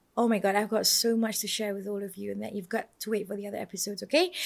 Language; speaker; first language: English; non-native, local second language; Malay